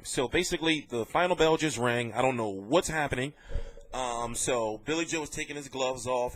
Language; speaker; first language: English; native; English